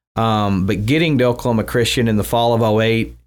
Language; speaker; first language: English; native; English